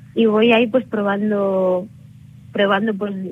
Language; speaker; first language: Spanish; native; Spanish